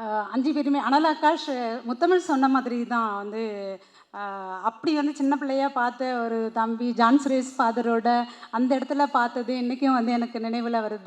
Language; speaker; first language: Tamil; native; Tamil